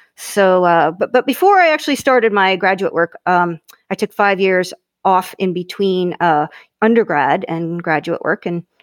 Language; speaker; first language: English; native; English